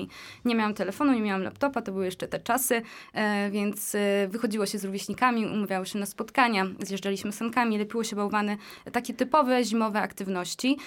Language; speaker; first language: Polish; native; Polish